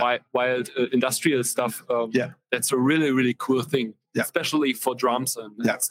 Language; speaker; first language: English; non-native, fluent; German